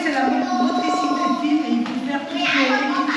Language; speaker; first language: French; native; French